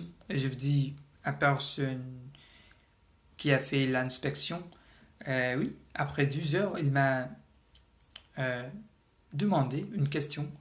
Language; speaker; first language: French; non-native, learner; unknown